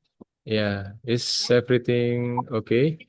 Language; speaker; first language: English; non-native, fluent; Indonesian